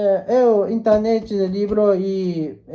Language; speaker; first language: Portuguese; non-native, learner; Japanese